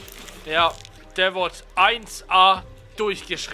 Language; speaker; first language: German; native; German